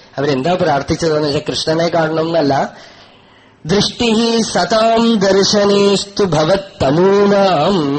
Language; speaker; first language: Malayalam; non-native, local second language; Tamil